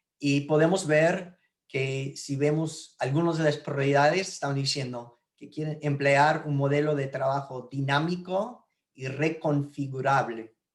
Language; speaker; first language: Spanish; non-native, fluent; English